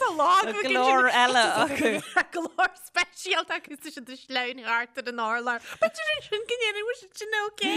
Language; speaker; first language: Irish; native; Irish